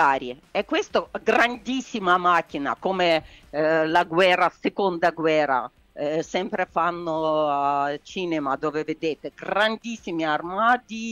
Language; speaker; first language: Italian; non-native, learner; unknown